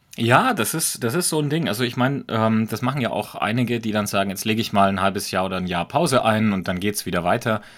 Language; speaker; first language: German; native; German